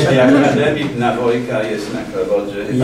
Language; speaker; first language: Polish; non-native, fluent; English